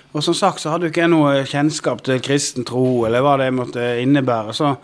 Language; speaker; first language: Norwegian; native; Norwegian